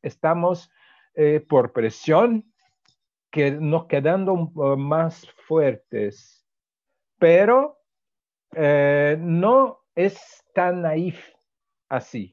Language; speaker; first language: Spanish; non-native, fluent; Portuguese